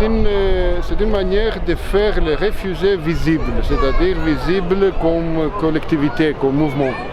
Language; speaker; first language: French; non-native, fluent; Greek